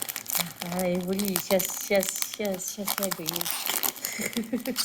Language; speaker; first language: Chinese; non-native, fluent; French